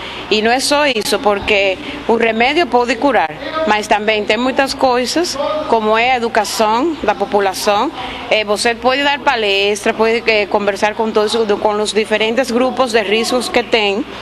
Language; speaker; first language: Portuguese; non-native, fluent; Spanish